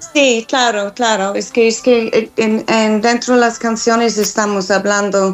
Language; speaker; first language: Spanish; non-native, learner; English